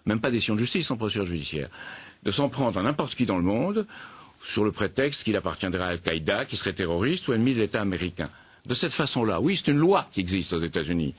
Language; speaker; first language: French; native; French